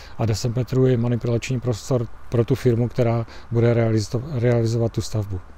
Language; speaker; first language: Czech; native; Czech